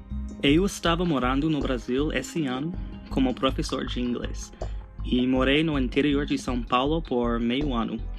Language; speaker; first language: Portuguese; non-native, fluent; English